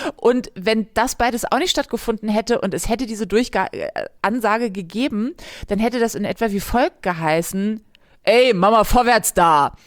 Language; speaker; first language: German; native; German